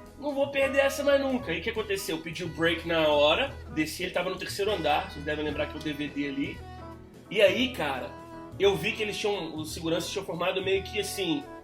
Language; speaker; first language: Portuguese; native; Portuguese